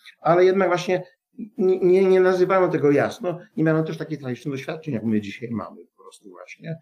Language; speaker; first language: Polish; native; Polish